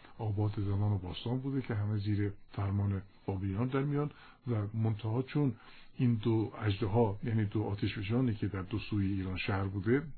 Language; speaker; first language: Persian; native; Persian